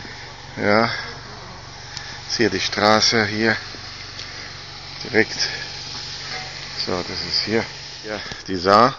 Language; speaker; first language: German; non-native, fluent; Arabic